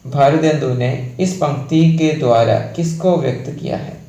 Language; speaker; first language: Hindi; non-native, local second language; Malayalam